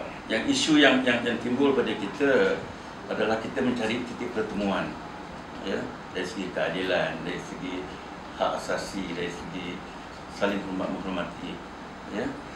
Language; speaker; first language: Malay; native; Malay